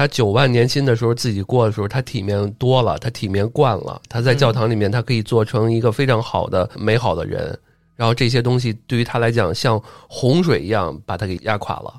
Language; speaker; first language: Chinese; native; Chinese